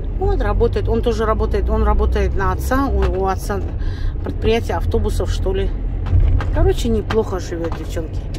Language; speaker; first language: Russian; native; Russian